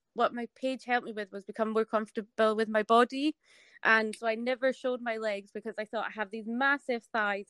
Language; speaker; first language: English; native; English